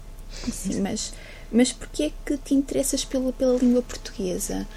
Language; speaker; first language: Portuguese; native; Portuguese